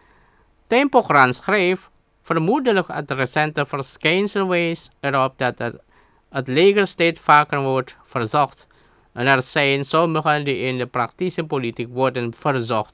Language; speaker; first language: Dutch; non-native, learner; Indonesian